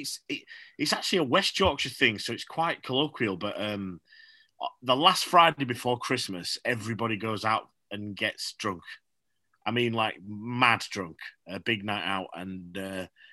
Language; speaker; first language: English; native; English